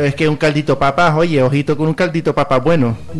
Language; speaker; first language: Spanish; native; Spanish